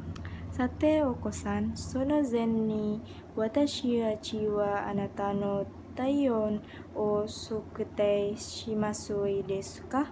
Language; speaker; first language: Japanese; non-native, learner; Indonesian